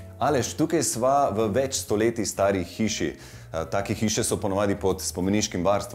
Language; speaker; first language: Slovenian; native; Slovenian